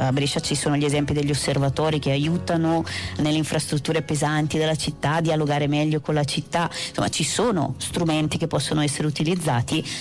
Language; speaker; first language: Italian; native; Italian